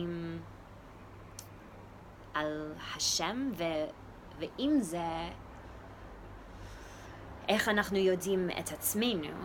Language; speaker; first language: Hebrew; non-native, learner; English